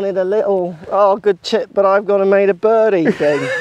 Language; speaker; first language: English; native; English